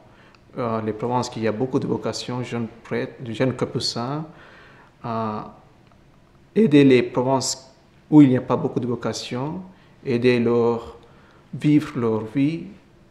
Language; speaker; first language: French; non-native, fluent; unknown